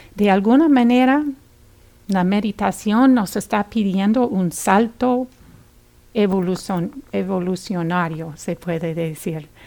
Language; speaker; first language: Spanish; non-native, fluent; English